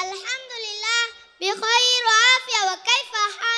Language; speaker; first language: Arabic; non-native, learner; Bangla